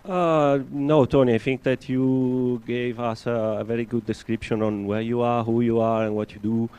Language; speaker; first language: English; non-native, fluent; Italian